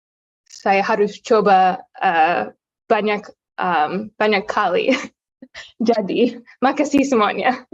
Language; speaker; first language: Indonesian; non-native, learner; English